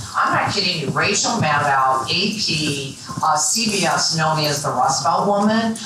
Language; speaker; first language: English; native; English